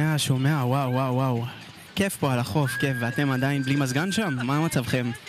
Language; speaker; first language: Hebrew; native; Hebrew